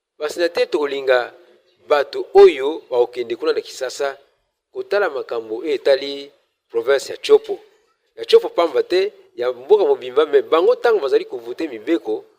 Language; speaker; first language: Lingala; native; Lingala